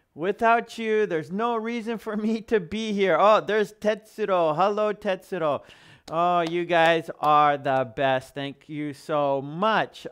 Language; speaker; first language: English; native; English